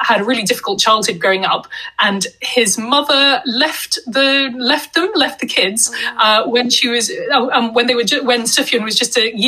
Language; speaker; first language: English; native; English